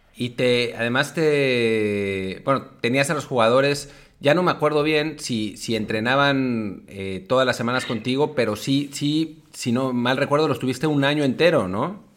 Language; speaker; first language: Spanish; native; Spanish